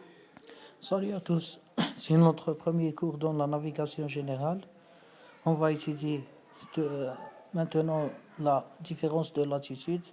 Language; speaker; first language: French; non-native, fluent; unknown